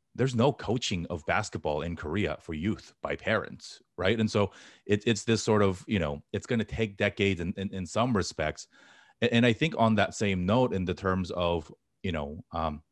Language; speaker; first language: English; native; English